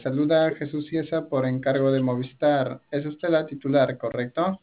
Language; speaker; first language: Spanish; native; Spanish